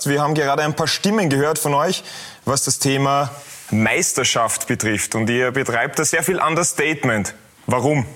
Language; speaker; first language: German; native; German